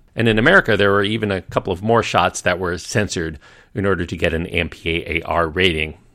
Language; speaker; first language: English; native; English